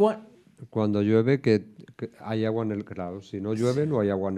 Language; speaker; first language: Spanish; native; Spanish